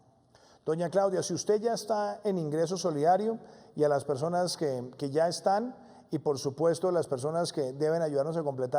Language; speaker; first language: Spanish; native; Spanish